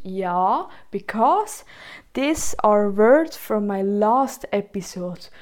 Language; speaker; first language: English; non-native, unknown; German